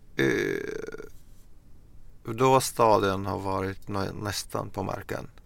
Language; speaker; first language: Swedish; non-native, fluent; Arabic